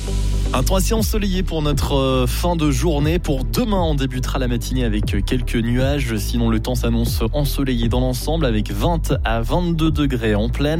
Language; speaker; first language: French; native; French